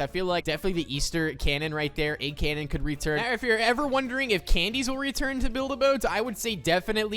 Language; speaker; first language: English; native; English